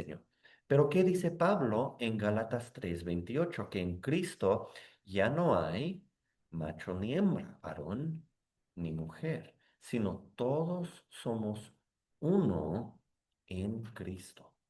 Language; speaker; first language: Spanish; native; Spanish